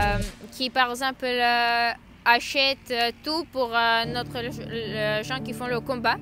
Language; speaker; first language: French; non-native, fluent; Ukrainian